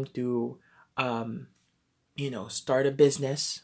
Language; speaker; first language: English; non-native, local second language; Filipino